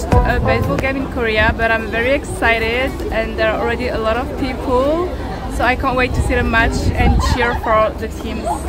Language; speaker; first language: English; non-native, fluent; French